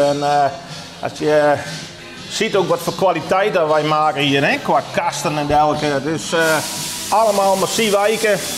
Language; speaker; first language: Dutch; non-native, local second language; Western Frisian